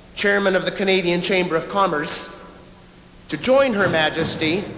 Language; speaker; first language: English; native; English